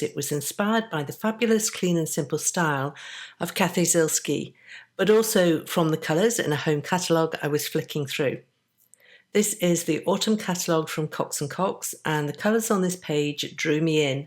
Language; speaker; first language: English; native; English